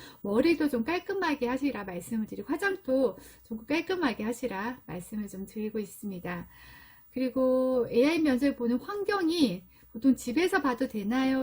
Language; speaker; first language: Korean; native; Korean